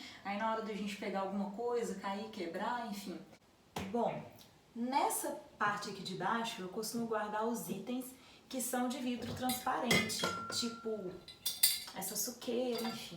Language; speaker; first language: Portuguese; native; Portuguese